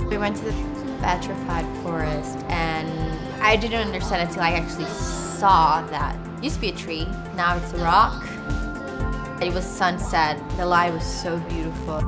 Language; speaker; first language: English; non-native, fluent; Portuguese